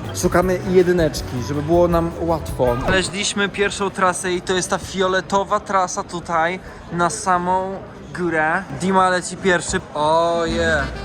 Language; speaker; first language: Polish; native; Polish